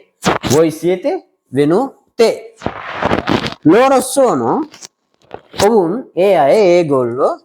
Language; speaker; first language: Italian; non-native, fluent; Sinhala